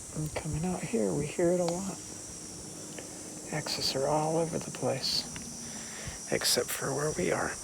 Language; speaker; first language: English; native; English